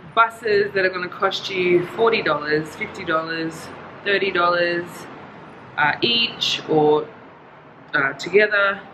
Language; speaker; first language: English; native; English